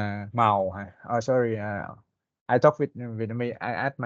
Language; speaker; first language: English; non-native, learner; Vietnamese